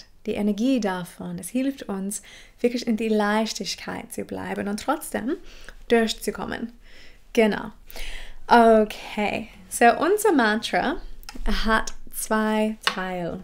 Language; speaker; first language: German; non-native, fluent; English